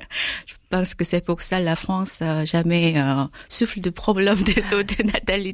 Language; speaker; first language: French; non-native, learner; Korean